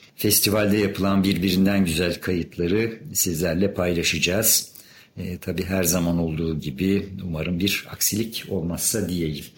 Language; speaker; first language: Turkish; native; Turkish